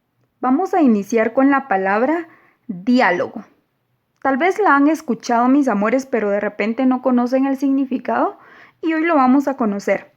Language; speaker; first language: Spanish; native; Spanish